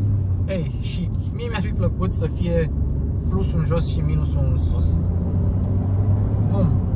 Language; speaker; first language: Romanian; native; Romanian